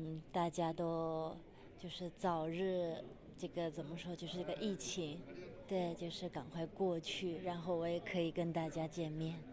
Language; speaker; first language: Chinese; non-native, fluent; Japanese